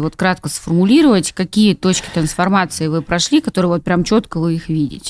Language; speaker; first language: Russian; native; Russian